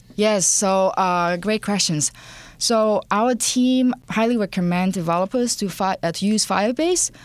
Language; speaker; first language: English; non-native, local second language; Cantonese